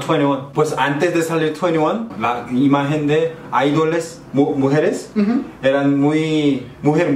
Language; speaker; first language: Spanish; non-native, fluent; Korean